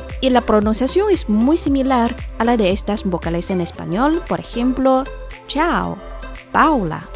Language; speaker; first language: Spanish; non-native, fluent; Chinese